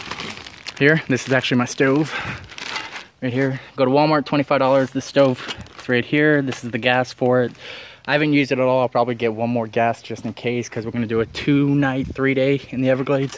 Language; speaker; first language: English; native; English